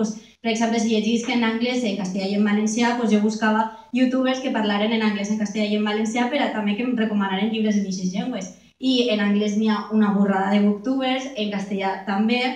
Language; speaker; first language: Catalan; non-native, local second language; Spanish